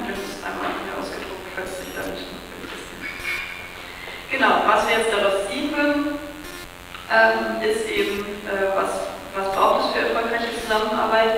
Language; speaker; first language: German; native; German